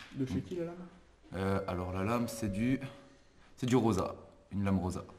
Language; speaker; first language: French; native; French